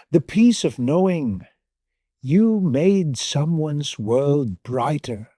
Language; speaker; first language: English; non-native, local second language; Filipino